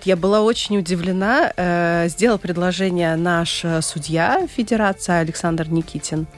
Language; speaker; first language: Russian; native; Russian